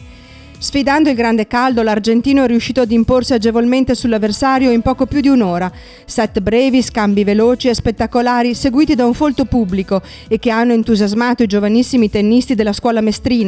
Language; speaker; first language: Italian; native; Italian